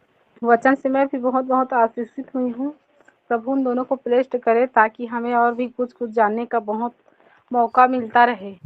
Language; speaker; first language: Hindi; non-native, local second language; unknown